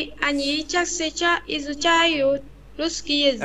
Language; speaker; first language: Russian; non-native, learner; Vietnamese